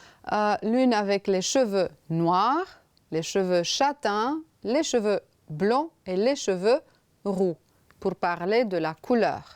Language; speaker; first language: French; non-native, fluent; Romanian